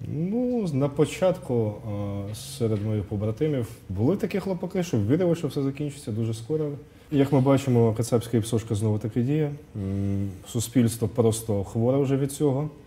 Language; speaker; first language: Ukrainian; non-native, local second language; Russian